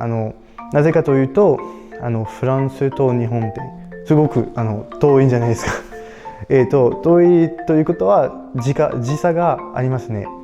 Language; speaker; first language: Japanese; non-native, fluent; French